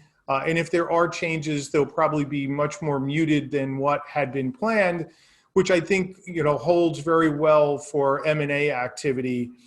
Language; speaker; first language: English; native; English